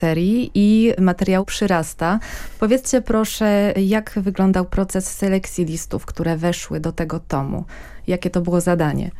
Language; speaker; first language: Polish; native; Polish